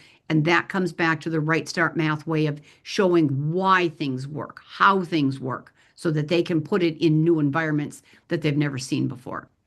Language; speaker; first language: English; native; English